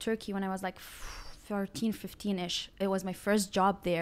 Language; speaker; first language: English; non-native, fluent; Arabic